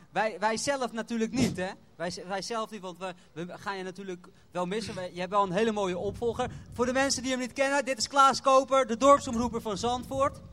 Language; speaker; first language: Dutch; native; Dutch